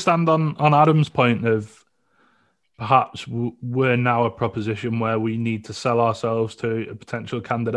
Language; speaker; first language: English; native; English